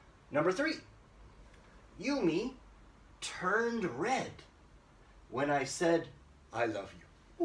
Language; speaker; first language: English; native; English